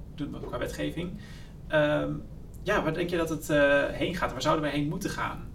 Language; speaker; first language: Dutch; native; Dutch